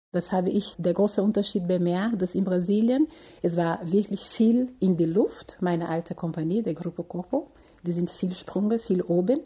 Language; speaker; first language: German; non-native, fluent; Portuguese